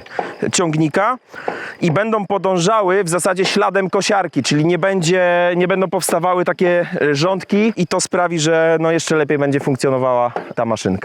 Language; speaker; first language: Polish; native; Polish